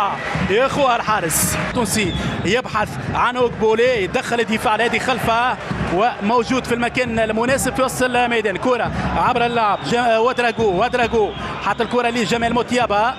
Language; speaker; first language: Arabic; native; Arabic